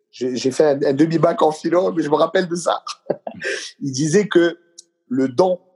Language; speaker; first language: French; native; French